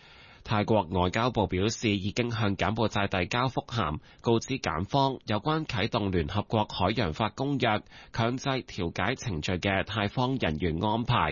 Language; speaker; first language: Cantonese; native; Cantonese